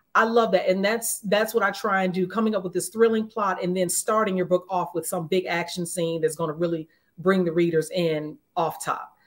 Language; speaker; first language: English; native; English